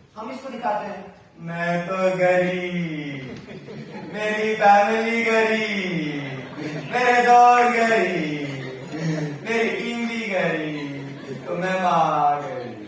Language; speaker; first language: Hindi; non-native, local second language; Marathi